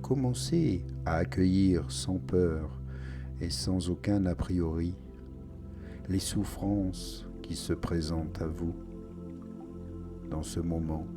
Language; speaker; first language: French; native; French